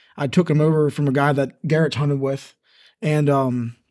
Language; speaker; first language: English; native; English